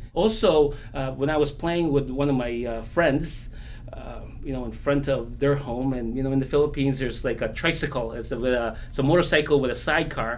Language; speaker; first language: English; non-native, local second language; Filipino